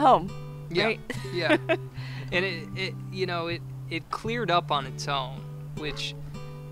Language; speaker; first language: English; native; English